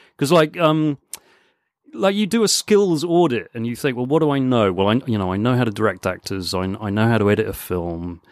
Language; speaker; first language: English; native; English